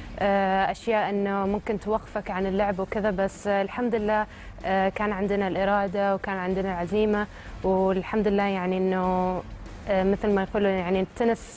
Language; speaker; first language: Arabic; native; Arabic